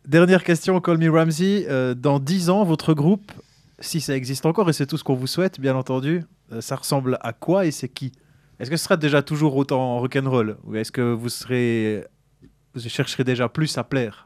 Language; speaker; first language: French; native; French